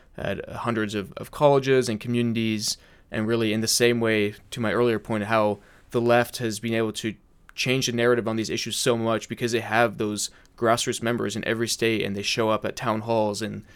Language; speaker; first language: English; early bilingual, heritage; English